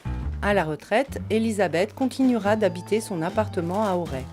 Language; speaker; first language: French; native; French